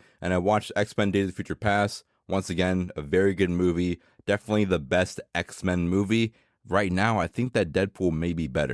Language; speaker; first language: English; native; English